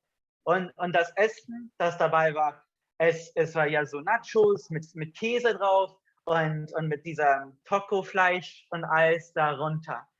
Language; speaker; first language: German; non-native, fluent; English